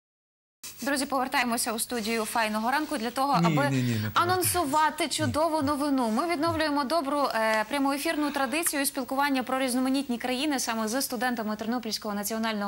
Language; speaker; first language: Ukrainian; native; Ukrainian